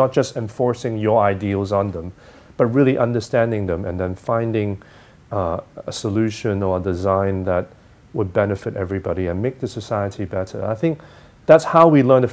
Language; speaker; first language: English; non-native, local second language; Cantonese